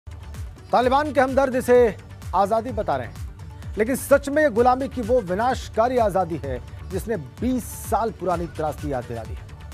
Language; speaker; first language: Hindi; native; Hindi